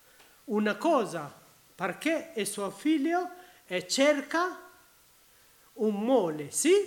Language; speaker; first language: Italian; non-native, learner; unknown